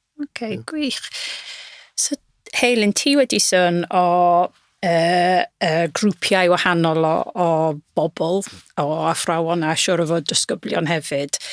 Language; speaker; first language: Welsh; non-native, local second language; English